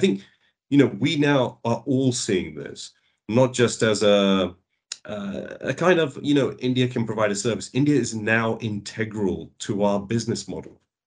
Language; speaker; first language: English; native; English